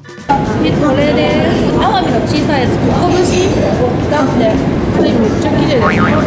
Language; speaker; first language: Japanese; native; Japanese